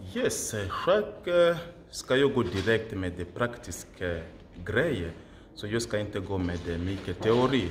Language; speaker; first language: Swedish; non-native, learner; Lingala